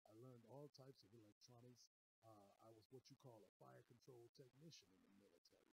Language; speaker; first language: English; native; English